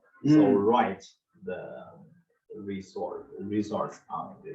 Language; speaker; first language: English; non-native, learner; Chinese